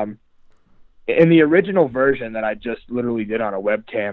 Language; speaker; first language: English; native; English